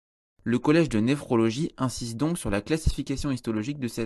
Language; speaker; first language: French; native; French